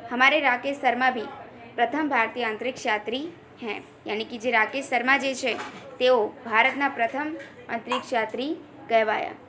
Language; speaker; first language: Hindi; non-native, local second language; Gujarati